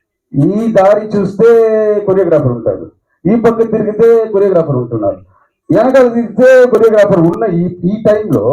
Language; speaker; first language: Telugu; non-native, fluent; Tamil